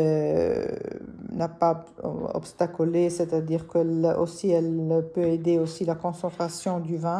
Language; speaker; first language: French; non-native, fluent; Italian